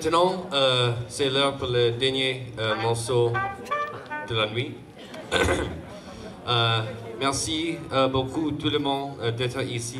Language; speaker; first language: French; non-native, learner; English